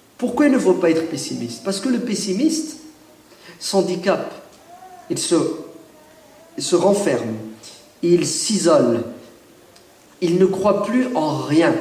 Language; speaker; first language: French; early bilingual, other home language; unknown